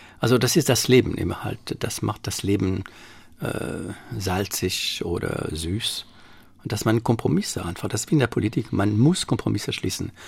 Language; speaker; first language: German; non-native, fluent; French